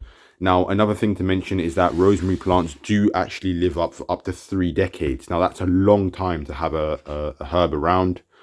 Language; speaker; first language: English; native; English